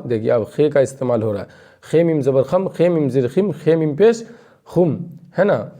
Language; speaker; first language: Hindi; native; Hindi